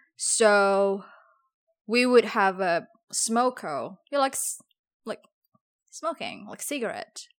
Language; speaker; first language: English; non-native, fluent; Javanese